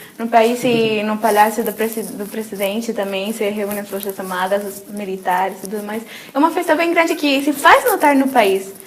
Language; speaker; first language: Portuguese; non-native, fluent; Spanish